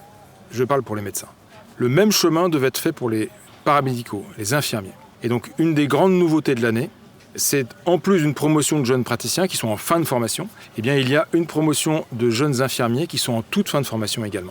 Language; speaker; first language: French; native; French